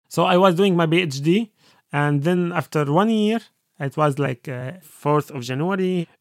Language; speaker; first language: English; non-native, fluent; Arabic